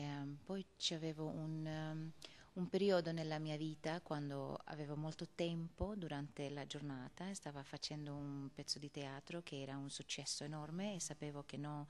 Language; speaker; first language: Italian; non-native, fluent; Swedish